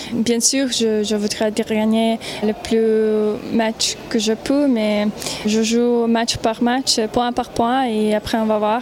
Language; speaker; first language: French; non-native, learner; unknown